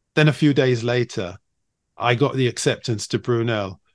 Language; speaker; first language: English; native; English